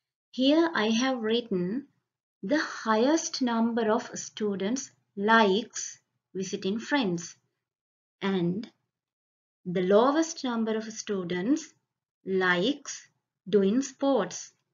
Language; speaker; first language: English; non-native, local second language; Sinhala